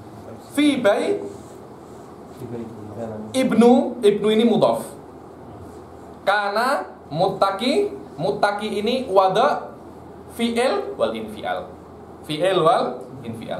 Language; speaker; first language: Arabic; non-native, fluent; Malay